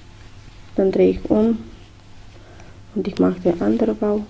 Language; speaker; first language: German; non-native, fluent; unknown